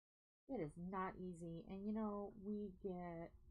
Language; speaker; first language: English; native; English